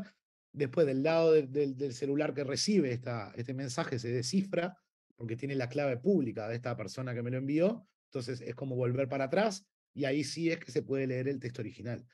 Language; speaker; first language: Spanish; native; Spanish